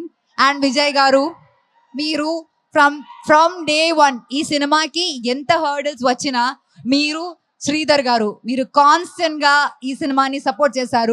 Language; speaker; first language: Telugu; non-native, fluent; Malayalam